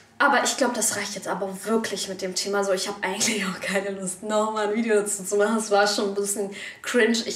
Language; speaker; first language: German; early bilingual, other home language; Turkish